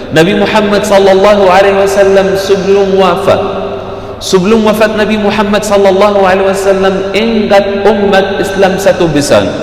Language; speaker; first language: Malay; non-native, fluent; Arabic